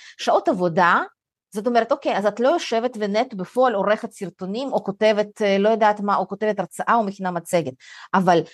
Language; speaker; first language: Hebrew; early bilingual, other home language; Russian